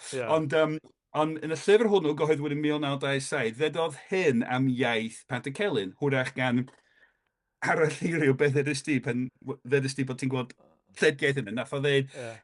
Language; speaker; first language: Welsh; non-native, fluent; English